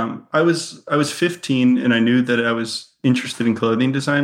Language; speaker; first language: English; native; English